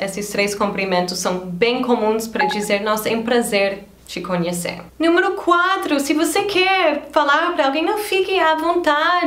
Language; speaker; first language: Portuguese; non-native, fluent; English